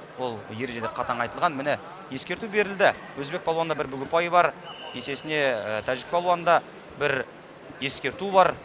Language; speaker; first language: Kazakh; native; Kazakh